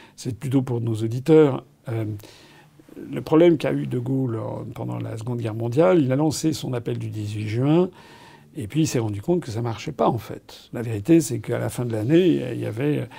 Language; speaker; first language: French; native; French